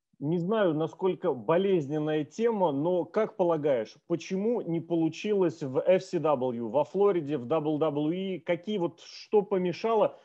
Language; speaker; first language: Russian; native; Russian